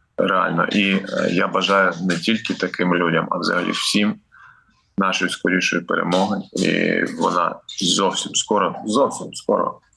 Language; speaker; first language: Ukrainian; non-native, local second language; Russian